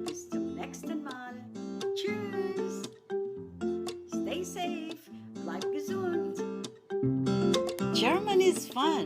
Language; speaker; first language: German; non-native, fluent; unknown